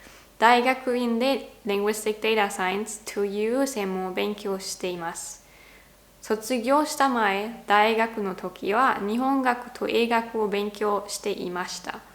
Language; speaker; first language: Japanese; non-native, learner; German